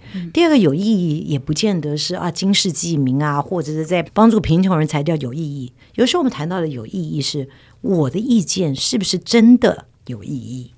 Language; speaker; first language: Chinese; native; Chinese